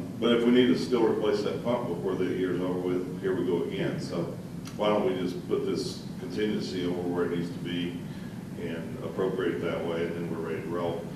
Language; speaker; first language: English; native; English